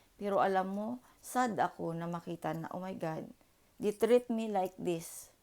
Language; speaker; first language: Filipino; early bilingual, heritage; Filipino